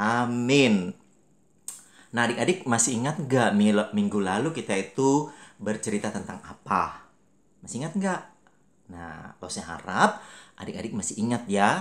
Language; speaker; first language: Malay; native; Malay